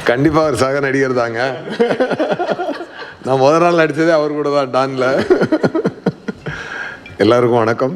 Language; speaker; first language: Tamil; native; Tamil